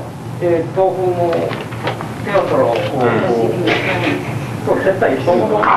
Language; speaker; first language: Japanese; non-native, learner; English